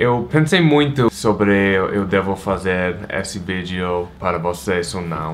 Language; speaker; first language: Portuguese; non-native, fluent; English